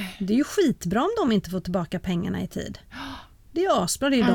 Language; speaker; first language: Swedish; native; Swedish